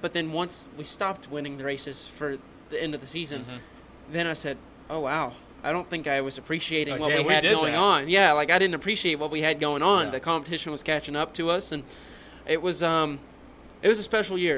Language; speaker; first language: English; native; English